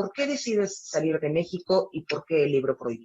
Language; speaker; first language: Spanish; native; Spanish